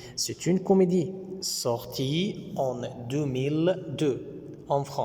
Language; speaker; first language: French; non-native, fluent; Arabic